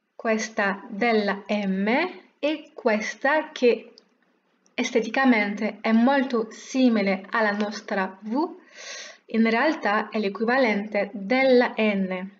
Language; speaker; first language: Italian; non-native, fluent; French